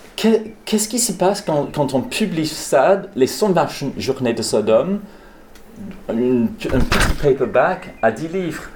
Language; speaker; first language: French; non-native, fluent; English